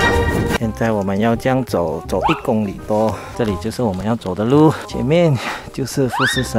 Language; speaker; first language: Chinese; native; Chinese